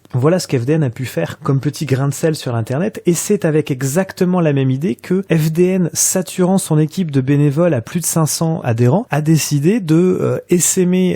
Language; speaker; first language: French; native; French